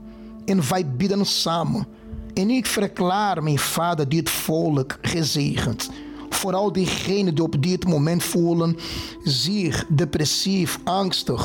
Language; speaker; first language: Dutch; non-native, fluent; Portuguese